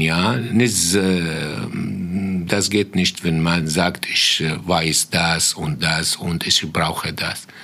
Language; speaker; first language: German; non-native, fluent; Arabic